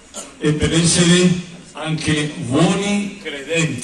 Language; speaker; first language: Italian; non-native, fluent; Spanish